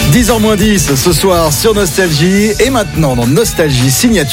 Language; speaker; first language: French; native; French